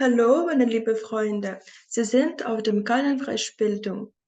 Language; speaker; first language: German; non-native, fluent; Ukrainian